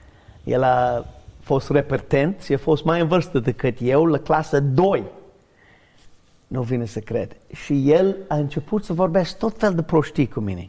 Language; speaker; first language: Romanian; non-native, fluent; English